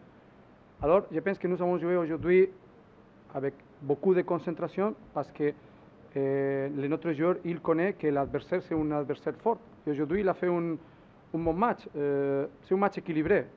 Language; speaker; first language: French; non-native, learner; Spanish